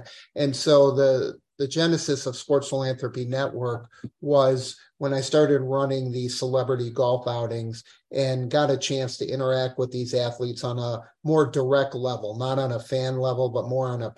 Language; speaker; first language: English; native; English